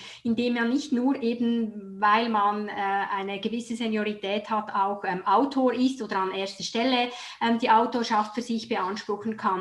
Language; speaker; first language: German; native; German